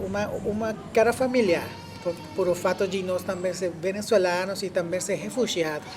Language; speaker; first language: Portuguese; non-native, fluent; Spanish